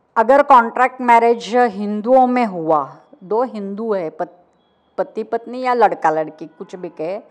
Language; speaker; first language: Hindi; non-native, local second language; Marathi